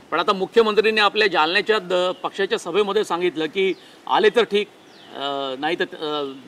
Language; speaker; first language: Marathi; native; Marathi